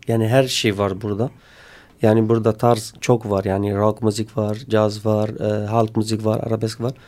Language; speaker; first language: Turkish; non-native, learner; Kurdish